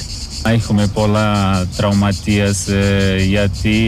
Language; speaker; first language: Greek; non-native, learner; Portuguese